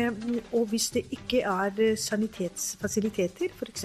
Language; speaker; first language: Norwegian; non-native, fluent; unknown